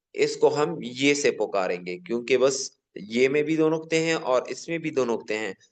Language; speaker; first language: Urdu; non-native, local second language; Pashto